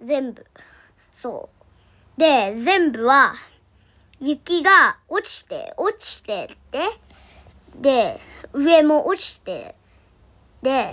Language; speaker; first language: Japanese; non-native, learner; Indonesian